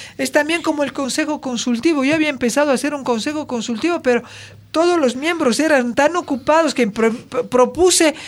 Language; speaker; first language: Spanish; non-native, fluent; Italian